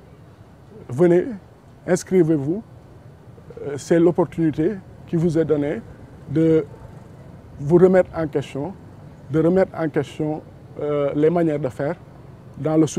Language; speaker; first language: French; non-native, local second language; Wolof